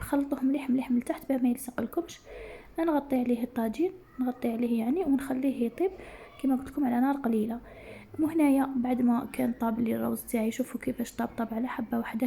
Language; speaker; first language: Arabic; native; Arabic